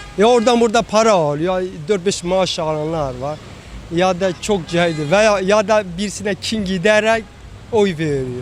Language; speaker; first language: Turkish; non-native, local second language; Kurdish